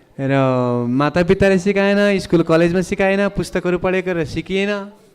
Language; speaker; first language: Nepali; native; Nepali